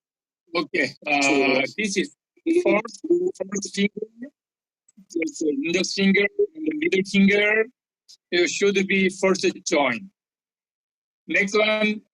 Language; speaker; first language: English; non-native, learner; Korean